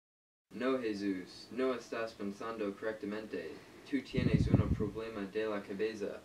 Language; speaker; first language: Spanish; non-native, learner; English